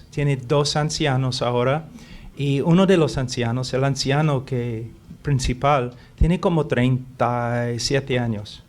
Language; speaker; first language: Spanish; non-native, fluent; English